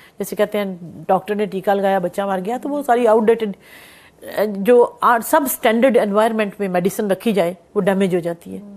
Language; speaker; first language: Urdu; non-native, local second language; Punjabi